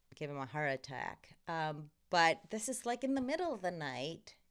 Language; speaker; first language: English; non-native, fluent; Spanish